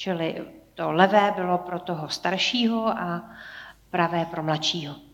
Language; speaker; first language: Czech; native; Czech